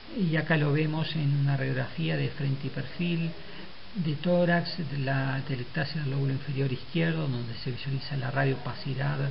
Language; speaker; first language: Spanish; native; Spanish